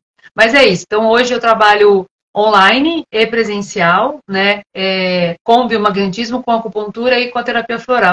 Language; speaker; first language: Portuguese; native; Portuguese